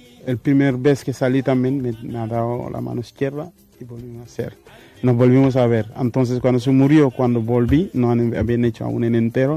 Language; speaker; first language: Spanish; non-native, fluent; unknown